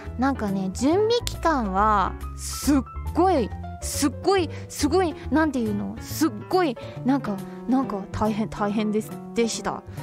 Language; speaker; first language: Japanese; non-native, fluent; Chinese